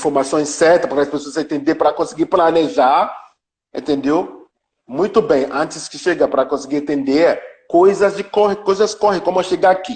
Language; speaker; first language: Portuguese; non-native, learner; Yoruba